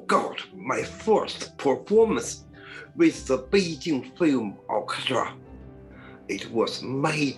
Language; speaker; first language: English; non-native, learner; Chinese